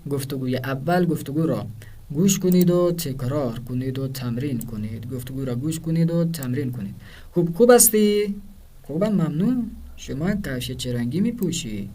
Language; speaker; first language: Persian; non-native, fluent; Urdu